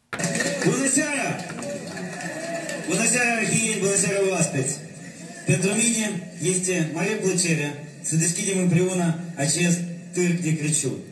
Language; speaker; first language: Romanian; non-native, local second language; Russian